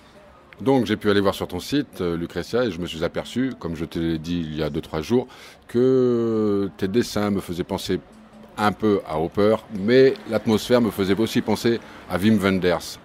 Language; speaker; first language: French; native; French